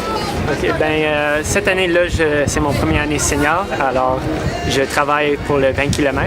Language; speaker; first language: French; non-native, local second language; English